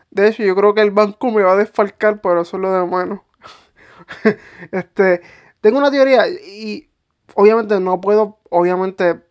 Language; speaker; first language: Spanish; native; Spanish